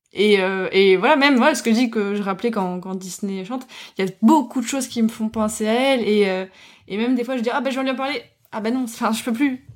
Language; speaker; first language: French; early bilingual, heritage; French